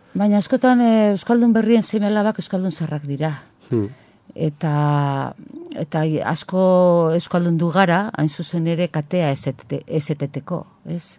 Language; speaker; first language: Basque; non-native, local second language; Spanish